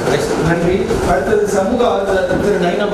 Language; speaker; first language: Tamil; native; Tamil